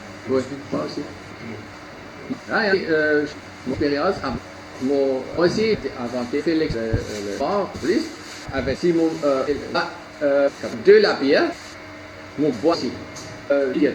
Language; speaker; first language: French; non-native, learner; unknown